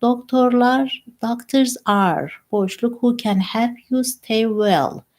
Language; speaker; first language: English; non-native, fluent; Turkish